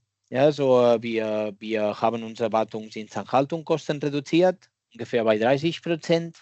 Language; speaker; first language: German; non-native, fluent; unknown